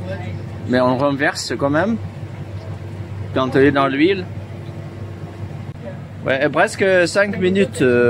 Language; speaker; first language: French; non-native, fluent; Arabic